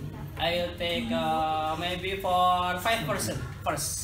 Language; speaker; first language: English; non-native, learner; Indonesian